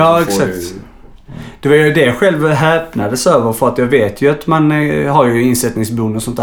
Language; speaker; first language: Swedish; native; Swedish